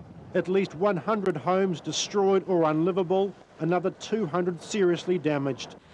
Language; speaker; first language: English; native; English